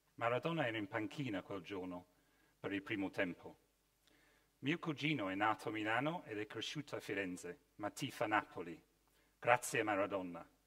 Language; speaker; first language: Italian; non-native, fluent; English